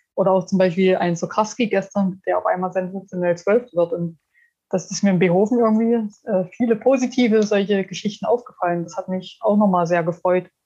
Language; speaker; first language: German; native; German